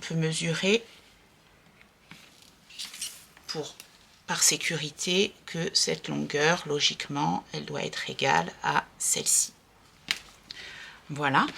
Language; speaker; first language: French; native; French